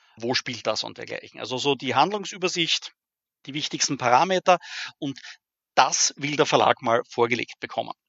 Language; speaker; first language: German; native; German